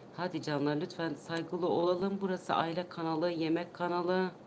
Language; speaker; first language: Turkish; non-native, local second language; Kurdish